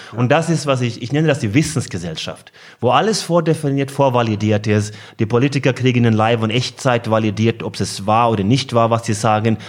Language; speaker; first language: German; non-native, fluent; Norwegian